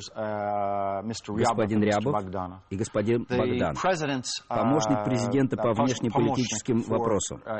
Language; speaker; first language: Russian; non-native, fluent; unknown